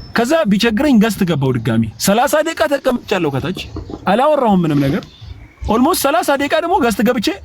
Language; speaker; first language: Amharic; native; Amharic